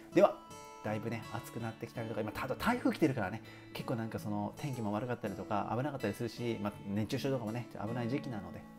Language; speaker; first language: Japanese; native; Japanese